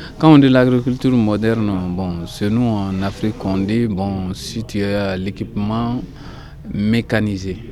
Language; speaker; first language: French; non-native, local second language; Soninke